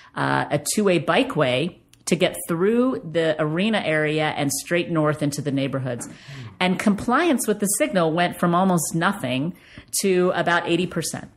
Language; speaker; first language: English; native; English